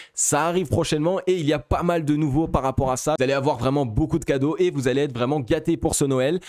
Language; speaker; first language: French; native; French